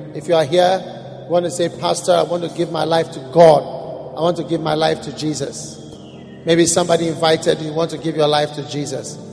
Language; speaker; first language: English; non-native, local second language; Akan